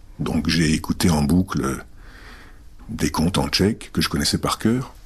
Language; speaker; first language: French; early bilingual, other home language; Czech